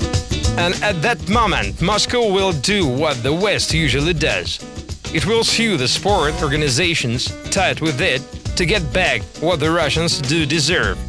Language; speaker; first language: English; non-native, fluent; Russian